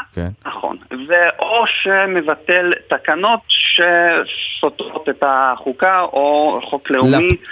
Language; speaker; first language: Hebrew; non-native, fluent; Polish